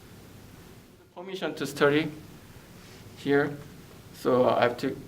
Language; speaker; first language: English; non-native, learner; Korean